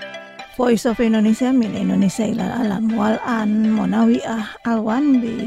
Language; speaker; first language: Arabic; non-native, fluent; Indonesian